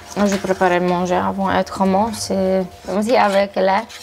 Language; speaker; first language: French; non-native, learner; Polish